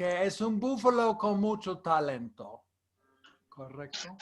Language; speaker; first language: Spanish; non-native, fluent; English